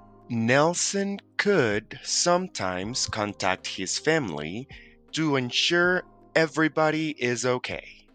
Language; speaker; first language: Spanish; native; Spanish